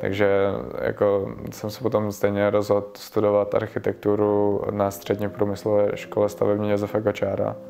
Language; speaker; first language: Czech; early bilingual, other home language; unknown